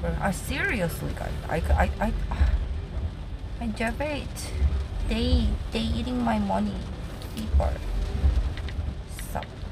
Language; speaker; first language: English; non-native, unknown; Korean